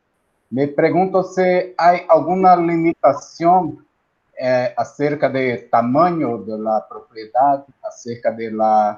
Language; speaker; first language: Spanish; non-native, learner; Portuguese